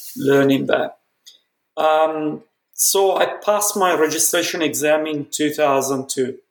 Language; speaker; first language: English; non-native, fluent; Italian